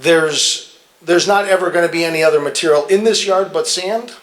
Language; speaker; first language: English; native; English